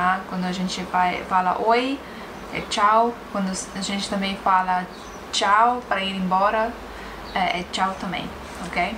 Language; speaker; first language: Portuguese; non-native, fluent; Estonian